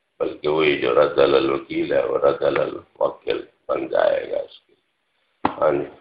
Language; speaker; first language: Urdu; non-native, local second language; Punjabi